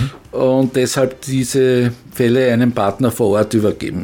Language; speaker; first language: German; native; German